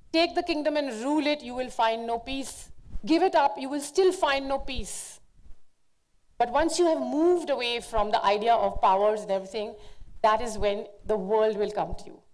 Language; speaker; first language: English; non-native, local second language; Hindi